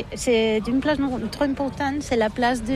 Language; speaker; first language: French; non-native, learner; Catalan